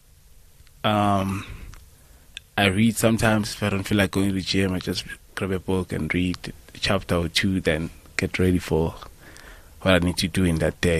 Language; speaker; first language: English; non-native, local second language; Northern Sotho